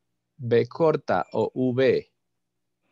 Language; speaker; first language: Spanish; non-native, fluent; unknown